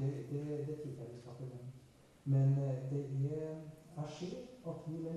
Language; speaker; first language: Norwegian; native; Norwegian